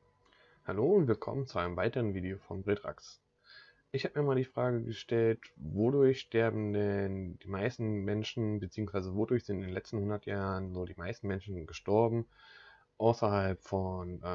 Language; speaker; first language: German; native; German